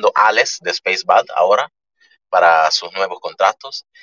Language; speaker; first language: Spanish; early bilingual, other home language; Italian